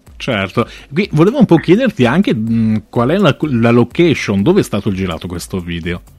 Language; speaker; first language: Italian; native; Italian